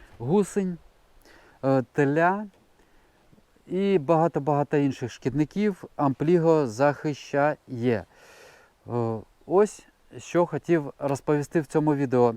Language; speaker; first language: Ukrainian; non-native, local second language; Russian